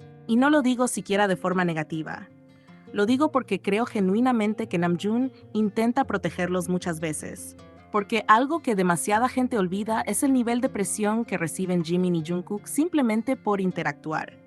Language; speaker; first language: Spanish; native; Spanish